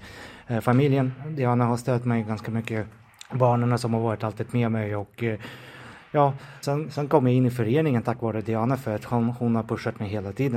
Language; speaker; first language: Swedish; non-native, fluent; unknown